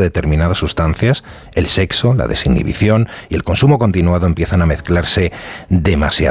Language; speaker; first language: Spanish; native; Spanish